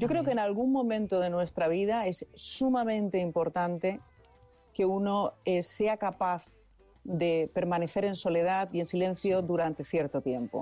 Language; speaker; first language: Spanish; native; Spanish